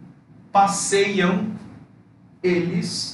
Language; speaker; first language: Portuguese; non-native, fluent; Spanish